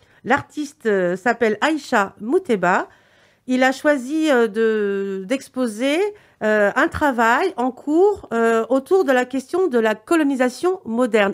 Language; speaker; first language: French; native; French